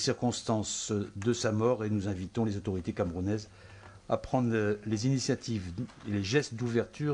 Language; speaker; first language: French; native; French